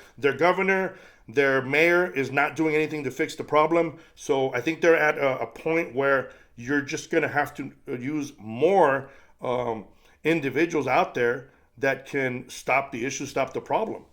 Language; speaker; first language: English; native; English